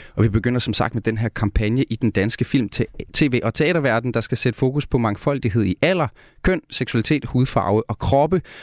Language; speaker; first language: Danish; native; Danish